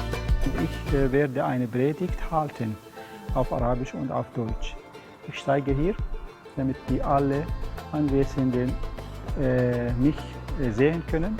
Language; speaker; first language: German; non-native, fluent; Arabic